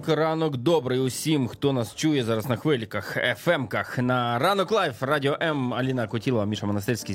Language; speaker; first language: Ukrainian; native; Ukrainian